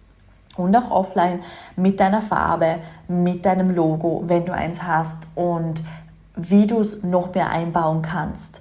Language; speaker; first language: German; native; German